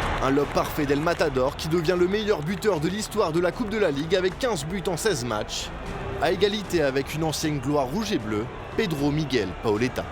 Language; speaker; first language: French; native; French